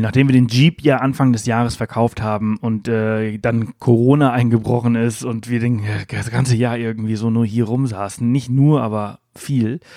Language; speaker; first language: German; native; German